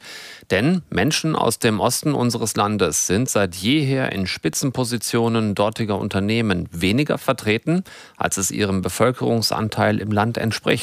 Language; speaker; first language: German; native; German